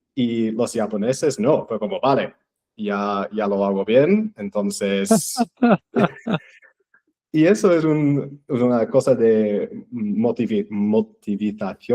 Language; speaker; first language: Spanish; non-native, fluent; English